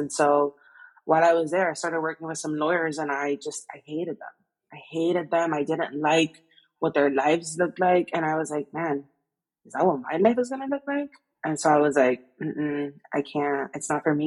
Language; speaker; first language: English; native; English